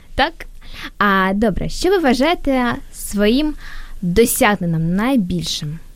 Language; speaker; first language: Ukrainian; native; Ukrainian